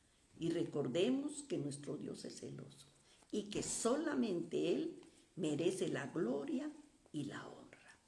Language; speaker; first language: Spanish; native; Spanish